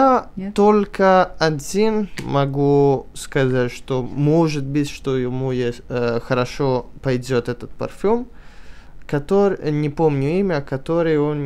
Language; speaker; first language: Russian; early bilingual, heritage; Italian